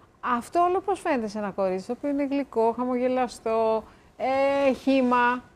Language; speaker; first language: Greek; native; Greek